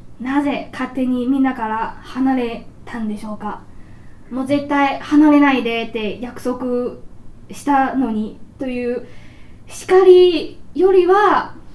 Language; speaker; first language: Japanese; non-native, fluent; Chinese